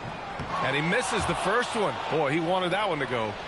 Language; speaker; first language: English; native; English